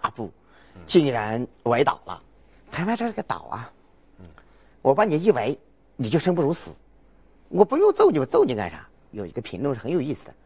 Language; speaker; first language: Chinese; native; Chinese